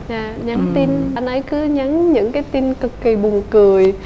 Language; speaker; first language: Vietnamese; native; Vietnamese